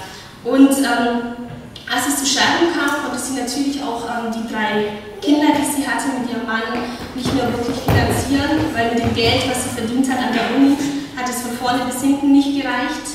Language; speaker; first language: German; non-native, fluent; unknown